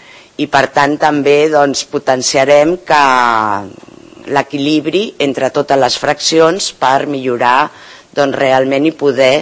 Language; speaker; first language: Catalan; native; Catalan